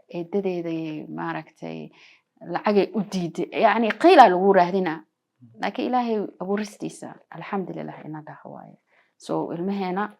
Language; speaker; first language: Somali; early bilingual, heritage; Somali